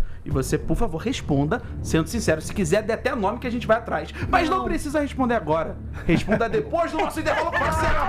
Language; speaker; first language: Portuguese; native; Portuguese